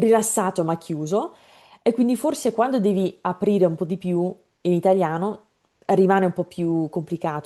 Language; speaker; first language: Italian; non-native, fluent; English